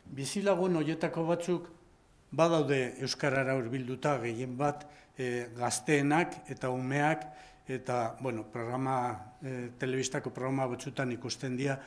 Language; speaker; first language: Basque; non-native, local second language; Spanish